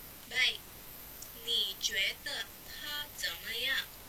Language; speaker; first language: Chinese; non-native, learner; Indonesian